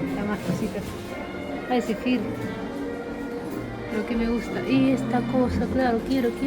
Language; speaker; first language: Spanish; non-native, fluent; Russian